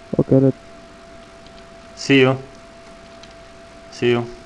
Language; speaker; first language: English; non-native, learner; Polish